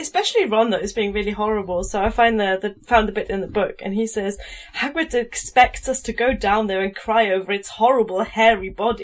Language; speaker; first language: English; non-native, fluent; German